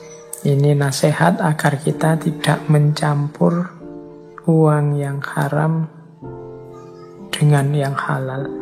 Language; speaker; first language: Indonesian; native; Indonesian